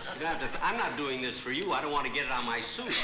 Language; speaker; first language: English; native; English